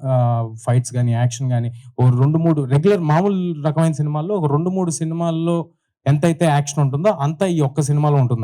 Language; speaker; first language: Telugu; native; Telugu